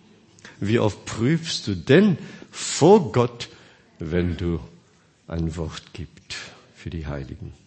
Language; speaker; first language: German; non-native, fluent; Korean